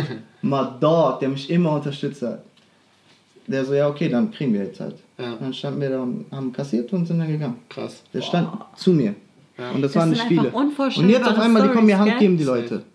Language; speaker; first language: German; native; German